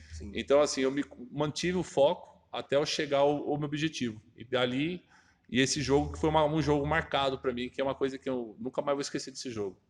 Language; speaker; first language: Portuguese; native; Portuguese